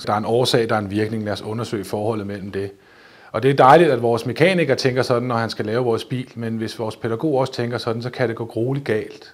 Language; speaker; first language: Danish; native; Danish